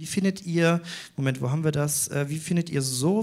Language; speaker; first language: German; native; German